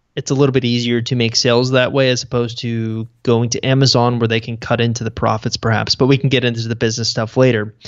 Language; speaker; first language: English; native; English